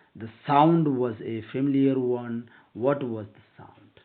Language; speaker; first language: English; non-native, local second language; Malayalam